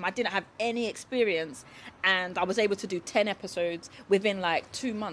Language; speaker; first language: English; native; English